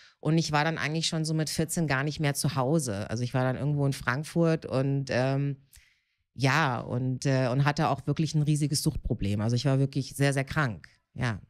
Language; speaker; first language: German; native; German